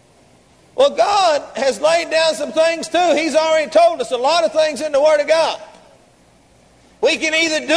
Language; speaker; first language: English; native; English